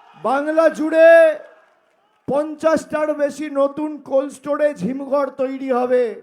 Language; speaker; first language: Bangla; native; Bangla